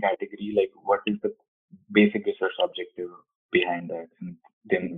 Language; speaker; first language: English; non-native, local second language; Hindi